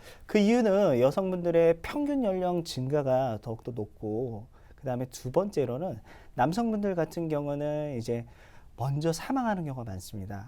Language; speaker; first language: Korean; native; Korean